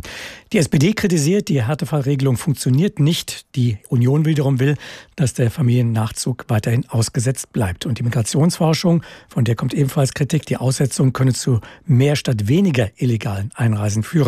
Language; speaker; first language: German; native; German